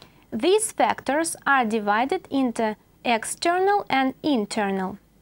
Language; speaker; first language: English; non-native, fluent; Russian